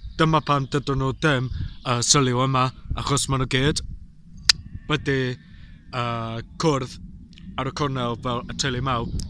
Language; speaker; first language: Welsh; non-native, local second language; English